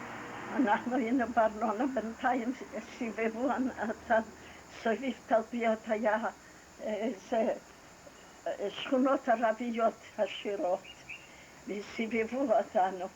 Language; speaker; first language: Hebrew; non-native, fluent; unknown